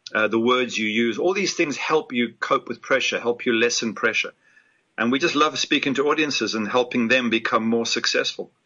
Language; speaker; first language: English; native; English